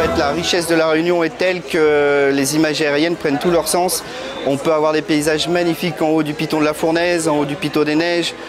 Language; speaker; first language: French; native; French